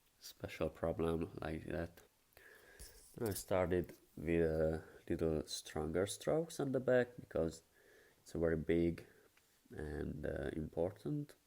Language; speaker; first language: English; non-native, fluent; Hungarian